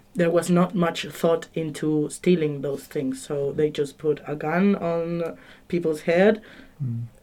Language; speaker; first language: English; non-native, fluent; Spanish